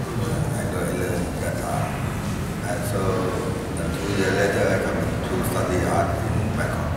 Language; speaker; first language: English; non-native, learner; Thai